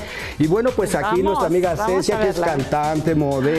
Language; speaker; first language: Spanish; native; Spanish